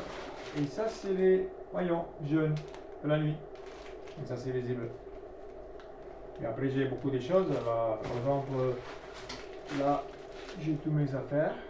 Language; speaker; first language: French; non-native, learner; Italian